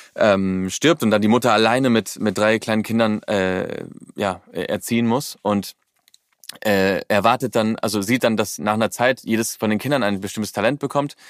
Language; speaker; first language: German; early bilingual, heritage; German